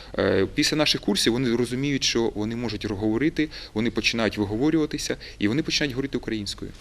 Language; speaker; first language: Ukrainian; native; Ukrainian